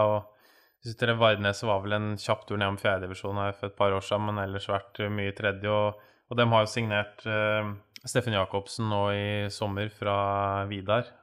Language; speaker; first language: Norwegian; native; Norwegian